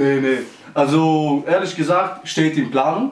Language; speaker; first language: German; early bilingual, other home language; Albanian